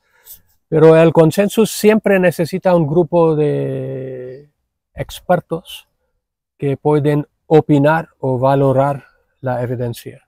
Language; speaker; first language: Spanish; non-native, fluent; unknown